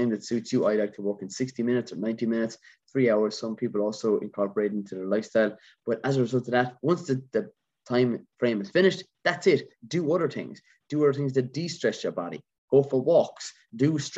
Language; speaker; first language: English; native; English